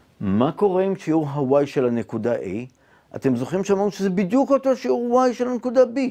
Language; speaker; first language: Hebrew; native; Hebrew